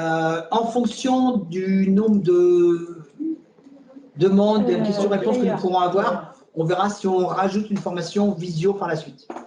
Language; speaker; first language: French; native; French